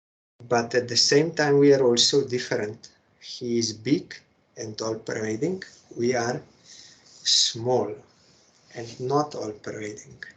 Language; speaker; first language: English; non-native, fluent; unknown